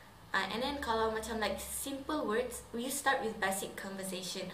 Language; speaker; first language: English; non-native, local second language; Malay